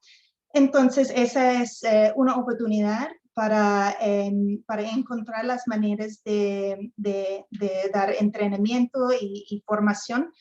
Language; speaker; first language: Spanish; non-native, fluent; English